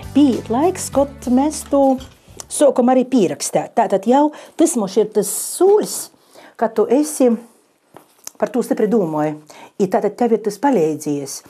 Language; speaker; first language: Latvian; native; Latvian